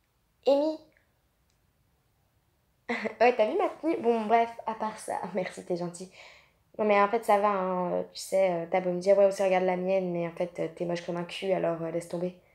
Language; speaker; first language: French; native; French